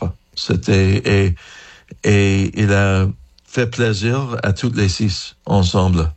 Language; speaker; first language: French; non-native, fluent; English